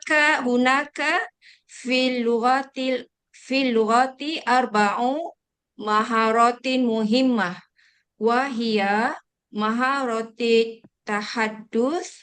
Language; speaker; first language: Arabic; non-native, learner; Malay